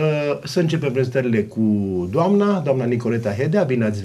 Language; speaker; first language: Romanian; native; Romanian